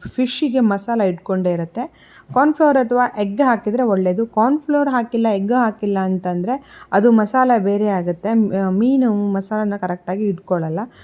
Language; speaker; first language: Kannada; non-native, local second language; Konkani